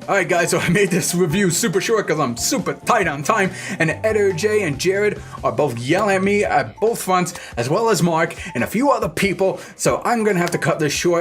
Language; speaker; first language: English; native; English